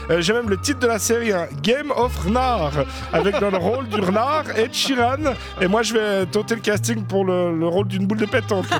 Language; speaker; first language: French; native; French